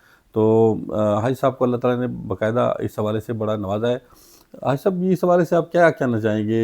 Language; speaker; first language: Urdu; non-native, local second language; Punjabi